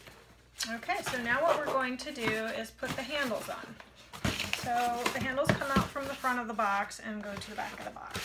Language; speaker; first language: English; native; English